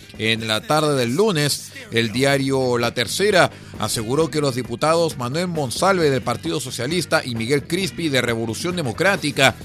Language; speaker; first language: Spanish; native; Spanish